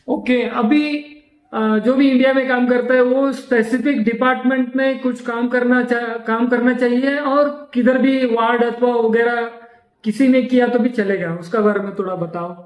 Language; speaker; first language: Hindi; non-native, local second language; Kannada